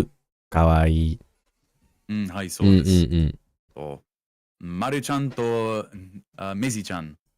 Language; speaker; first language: Japanese; non-native, learner; English